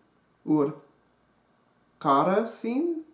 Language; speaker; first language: Dutch; non-native, learner; English